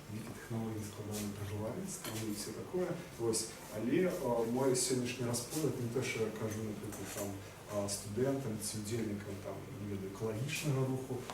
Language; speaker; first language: Belarusian; non-native, local second language; Russian